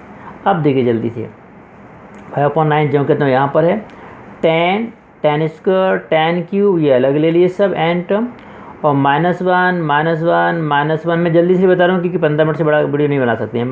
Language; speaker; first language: Hindi; native; Hindi